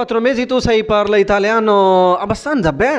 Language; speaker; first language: Italian; non-native, learner; Urdu